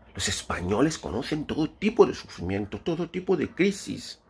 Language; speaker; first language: Spanish; non-native, fluent; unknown